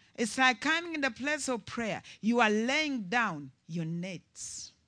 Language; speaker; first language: English; non-native, local second language; Ganda